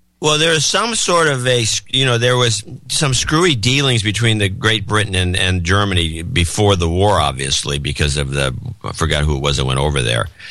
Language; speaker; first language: English; native; English